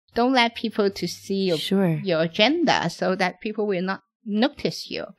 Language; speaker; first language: English; non-native, local second language; Cantonese